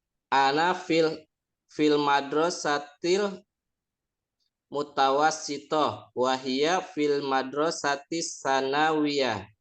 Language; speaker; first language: Arabic; non-native, learner; Indonesian